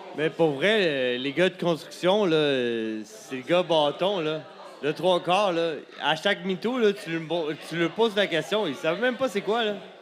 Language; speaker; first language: French; native; French